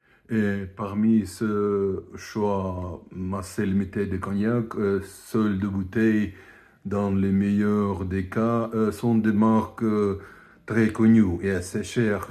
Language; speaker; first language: French; non-native, fluent; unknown